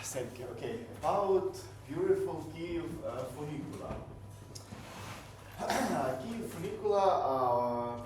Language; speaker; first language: English; non-native, learner; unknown